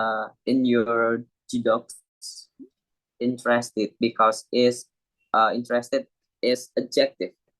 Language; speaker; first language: English; non-native, learner; Indonesian